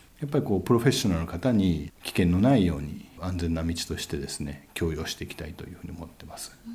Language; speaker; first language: Japanese; native; Japanese